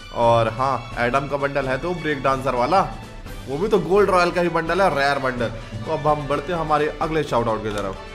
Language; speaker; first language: Hindi; native; Hindi